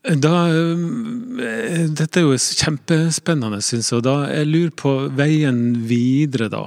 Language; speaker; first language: Norwegian; native; Norwegian